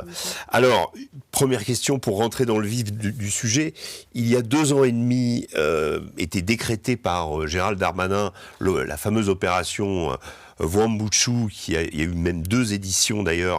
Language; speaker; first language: French; native; French